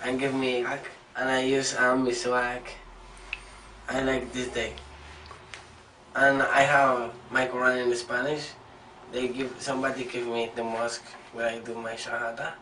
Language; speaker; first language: English; non-native, learner; Spanish